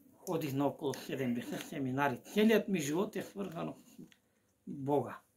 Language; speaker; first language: Bulgarian; non-native, local second language; Turkish